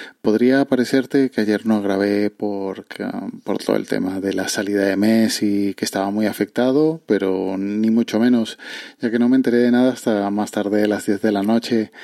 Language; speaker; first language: Spanish; native; Spanish